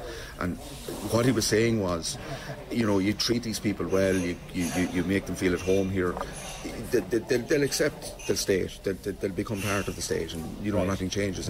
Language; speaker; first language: English; native; English